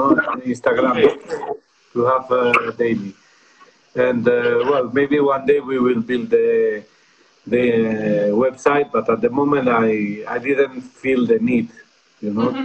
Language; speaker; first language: English; non-native, fluent; Spanish